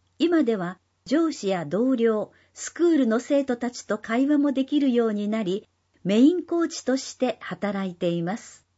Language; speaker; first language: Japanese; non-native, fluent; Indonesian